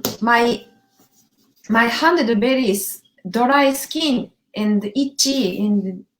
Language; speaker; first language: English; non-native, learner; Japanese